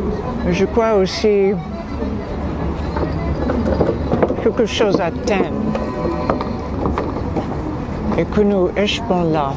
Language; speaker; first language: French; non-native, learner; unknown